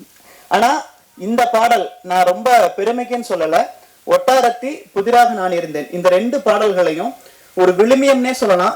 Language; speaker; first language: Tamil; native; Tamil